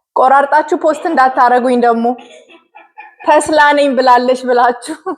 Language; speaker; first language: Amharic; native; Amharic